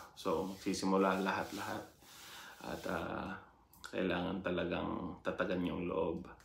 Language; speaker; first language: Filipino; native; Filipino